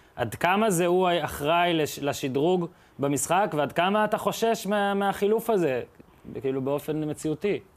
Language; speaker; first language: Hebrew; native; Hebrew